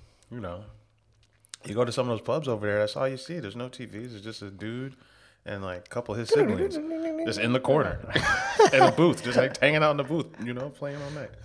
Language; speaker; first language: English; native; English